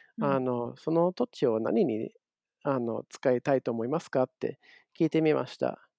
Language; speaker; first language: Japanese; non-native, fluent; German